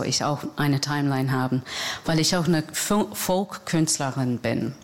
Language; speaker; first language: German; non-native, fluent; English